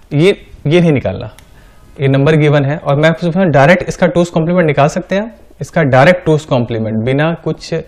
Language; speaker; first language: Hindi; native; Hindi